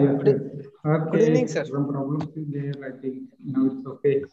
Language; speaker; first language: English; non-native, learner; Malayalam